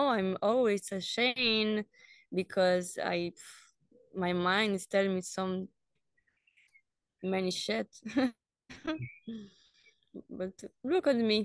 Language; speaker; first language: English; non-native, learner; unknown